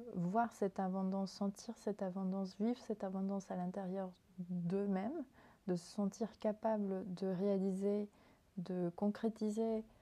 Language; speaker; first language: French; non-native, fluent; Spanish